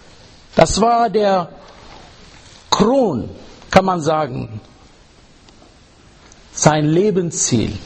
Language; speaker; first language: German; non-native, fluent; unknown